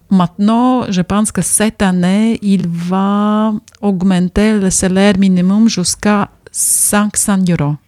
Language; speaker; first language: French; non-native, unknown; Latvian